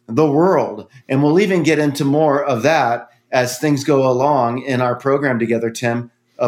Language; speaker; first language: English; native; English